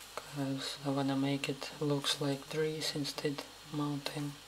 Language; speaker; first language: English; non-native, fluent; Russian